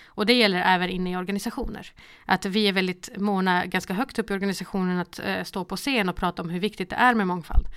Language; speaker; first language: Swedish; early bilingual, other home language; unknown